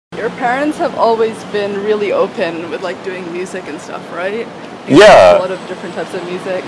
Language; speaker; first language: English; non-native, local second language; Cantonese